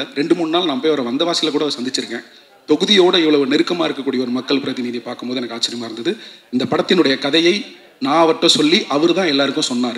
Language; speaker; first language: Tamil; native; Tamil